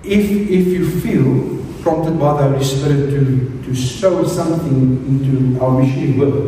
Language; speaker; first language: English; non-native, local second language; Afrikaans